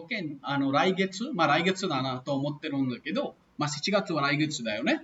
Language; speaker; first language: Japanese; non-native, fluent; Hindi